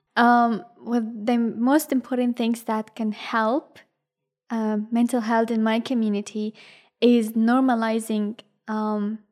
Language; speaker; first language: English; non-native, fluent; Persian